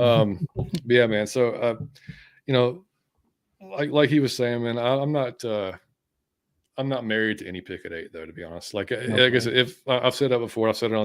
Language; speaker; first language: English; native; English